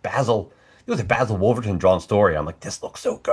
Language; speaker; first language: English; native; English